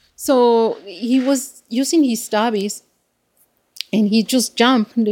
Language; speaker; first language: English; non-native, fluent; Spanish